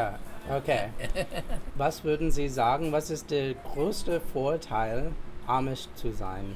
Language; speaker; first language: German; non-native, fluent; English